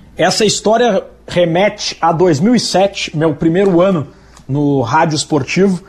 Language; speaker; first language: Portuguese; native; Portuguese